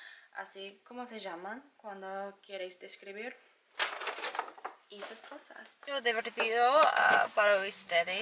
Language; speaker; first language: Spanish; non-native, learner; English